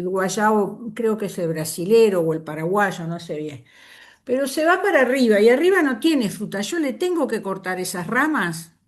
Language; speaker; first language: Spanish; native; Spanish